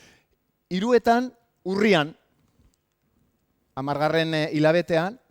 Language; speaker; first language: Basque; native; Basque